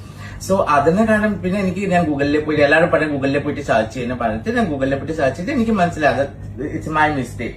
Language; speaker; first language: Malayalam; non-native, local second language; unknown